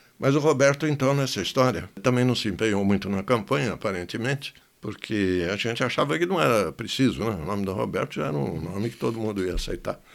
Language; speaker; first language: Portuguese; native; Portuguese